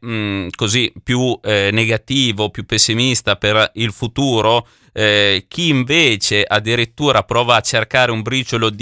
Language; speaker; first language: Italian; native; Italian